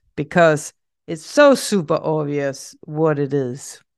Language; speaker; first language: English; non-native, fluent; Danish